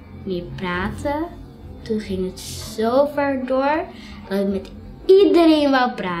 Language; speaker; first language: Dutch; early bilingual, other home language; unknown